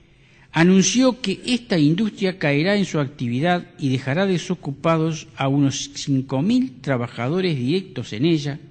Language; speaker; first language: Spanish; native; Spanish